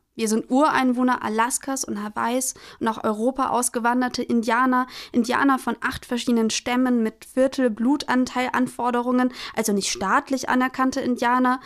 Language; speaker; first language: German; early bilingual, other home language; Greek